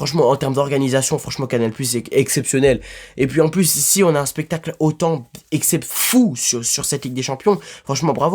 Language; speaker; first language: French; native; French